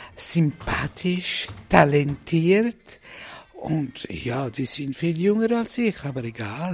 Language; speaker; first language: German; non-native, fluent; Italian